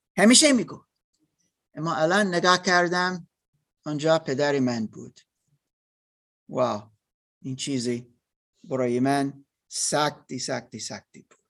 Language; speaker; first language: Persian; non-native, learner; German